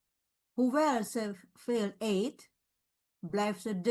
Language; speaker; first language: Dutch; non-native, fluent; Indonesian